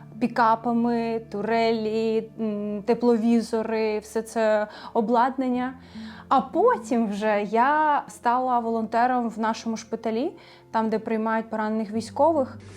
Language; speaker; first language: Ukrainian; native; Ukrainian